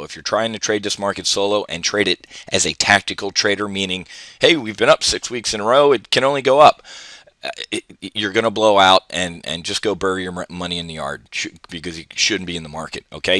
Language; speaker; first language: English; native; English